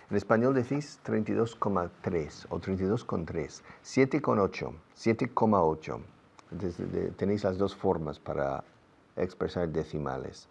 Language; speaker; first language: Spanish; non-native, fluent; English